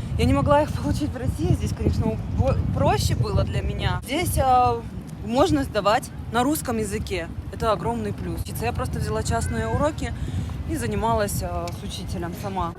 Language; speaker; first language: Russian; native; Russian